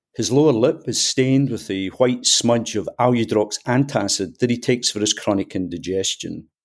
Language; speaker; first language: English; native; English